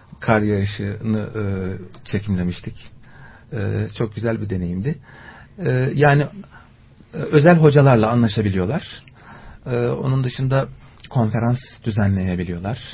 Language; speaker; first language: Turkish; native; Turkish